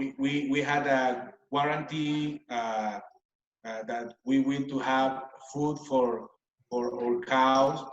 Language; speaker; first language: English; non-native, learner; Spanish